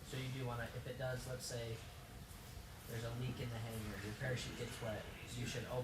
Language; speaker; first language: English; native; English